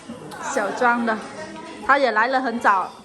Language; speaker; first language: Chinese; non-native, fluent; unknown